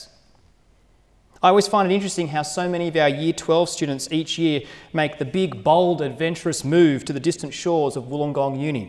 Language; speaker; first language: English; native; English